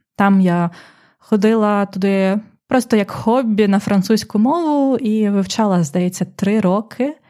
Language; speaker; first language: Ukrainian; native; Ukrainian